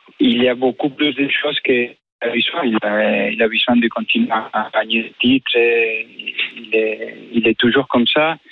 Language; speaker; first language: French; non-native, fluent; Spanish